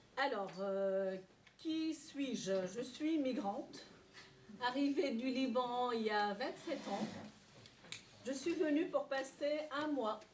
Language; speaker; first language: French; non-native, local second language; Arabic